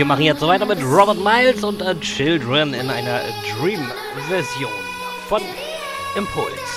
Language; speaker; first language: German; native; German